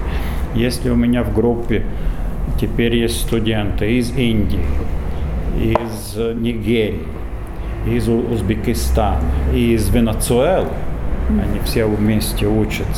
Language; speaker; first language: Russian; non-native, fluent; Latvian